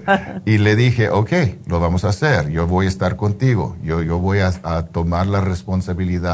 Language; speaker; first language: Spanish; early bilingual, heritage; Spanish